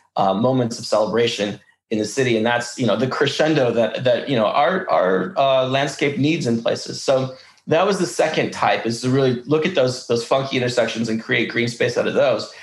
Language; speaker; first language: English; early bilingual, other home language; Russian